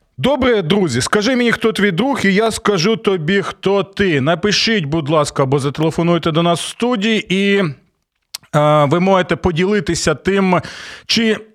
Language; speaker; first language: Ukrainian; non-native, local second language; Russian